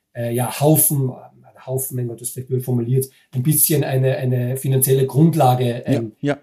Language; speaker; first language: German; native; German